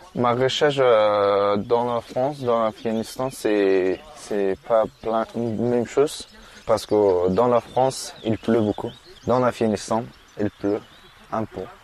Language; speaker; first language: French; non-native, learner; Persian